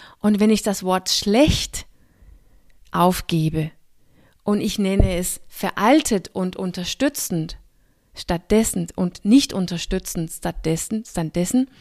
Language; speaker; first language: German; non-native, fluent; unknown